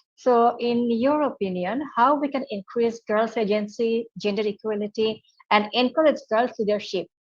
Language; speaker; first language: English; non-native, local second language; Bangla